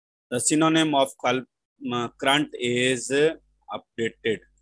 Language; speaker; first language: English; non-native, local second language; Urdu